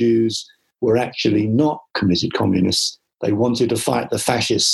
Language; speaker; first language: English; native; English